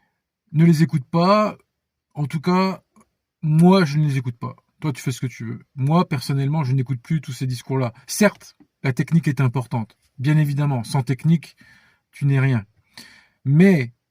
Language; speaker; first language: French; native; French